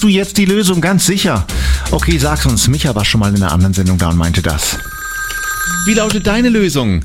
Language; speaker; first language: German; native; German